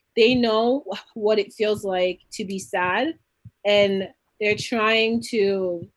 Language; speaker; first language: English; native; English